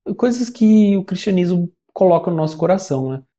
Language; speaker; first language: Portuguese; native; Portuguese